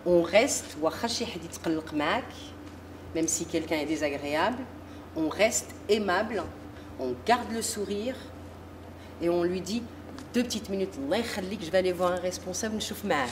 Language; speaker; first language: French; non-native, local second language; Arabic